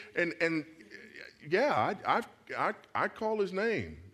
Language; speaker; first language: English; native; English